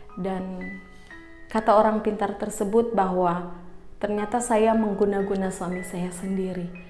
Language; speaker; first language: Indonesian; native; Indonesian